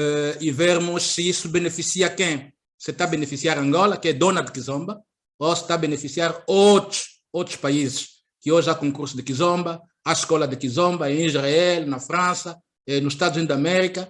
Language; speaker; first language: Portuguese; native; Portuguese